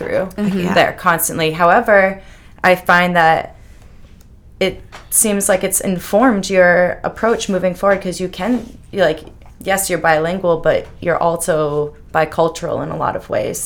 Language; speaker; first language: English; native; English